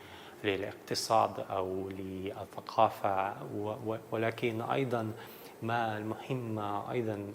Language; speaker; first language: Arabic; non-native, learner; Dutch